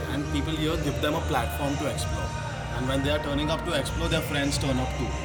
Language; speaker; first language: English; non-native, local second language; Marathi